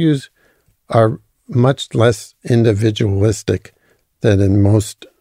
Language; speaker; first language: English; native; English